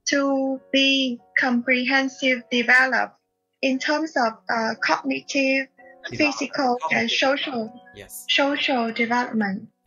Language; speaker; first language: English; non-native, learner; Vietnamese